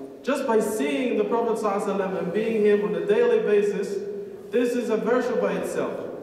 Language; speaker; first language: English; non-native, fluent; Arabic